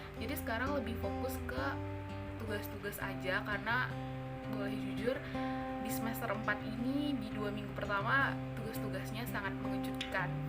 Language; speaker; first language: Indonesian; native; Indonesian